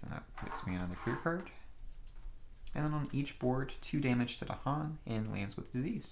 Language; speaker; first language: English; native; English